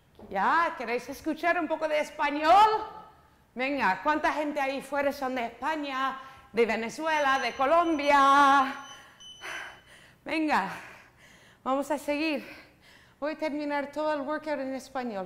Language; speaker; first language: Spanish; non-native, fluent; English